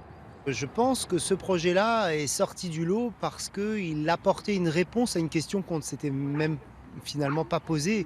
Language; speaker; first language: French; native; French